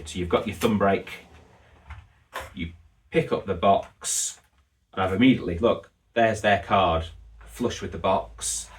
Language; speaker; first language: English; native; English